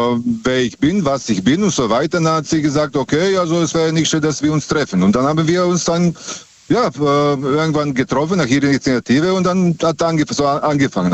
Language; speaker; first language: German; non-native, fluent; Serbian